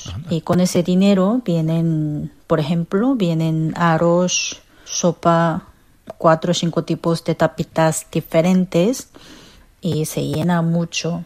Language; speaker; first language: Spanish; non-native, fluent; Korean